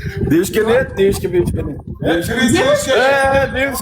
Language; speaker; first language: Russian; non-native, learner; Uzbek